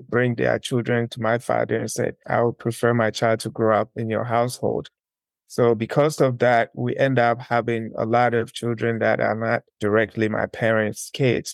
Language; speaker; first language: English; non-native, local second language; Akan